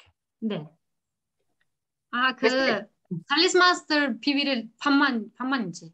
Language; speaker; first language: Korean; non-native, learner; Turkish